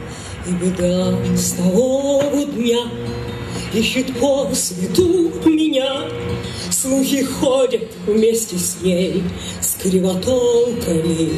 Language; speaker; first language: Russian; native; Russian